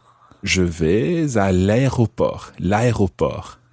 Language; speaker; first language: French; non-native, fluent; English